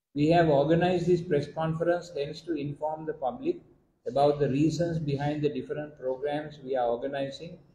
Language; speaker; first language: English; non-native, local second language; Sinhala